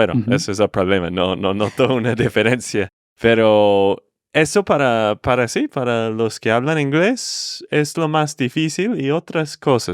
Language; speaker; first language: Spanish; non-native, fluent; English